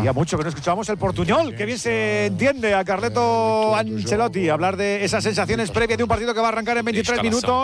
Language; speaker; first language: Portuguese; non-native, learner; Spanish